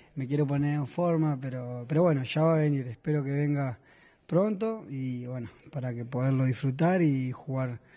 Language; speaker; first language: Spanish; native; Spanish